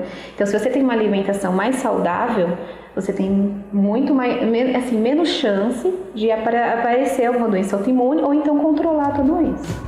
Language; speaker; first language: Portuguese; native; Portuguese